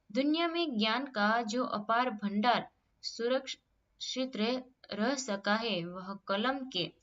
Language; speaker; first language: Hindi; non-native, local second language; Gujarati